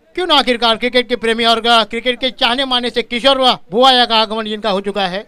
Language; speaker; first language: Hindi; non-native, local second language; Marathi